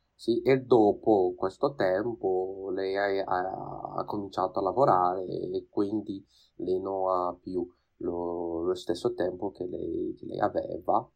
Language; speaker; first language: Italian; non-native, learner; Portuguese